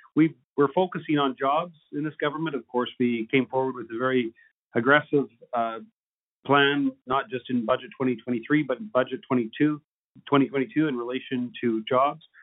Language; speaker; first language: English; native; English